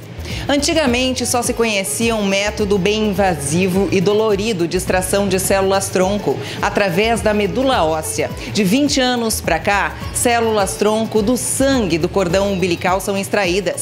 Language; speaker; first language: Portuguese; native; Portuguese